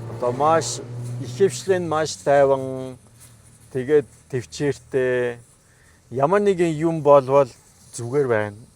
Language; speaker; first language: Mongolian; non-native, fluent; French